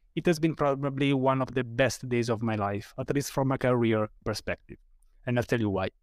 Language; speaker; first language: English; non-native, fluent; Italian